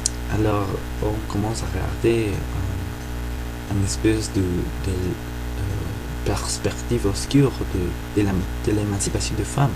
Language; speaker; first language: French; non-native, fluent; Spanish